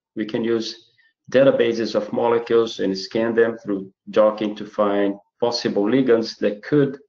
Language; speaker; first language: English; non-native, fluent; Portuguese